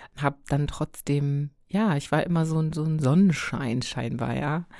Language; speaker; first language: German; early bilingual, other home language; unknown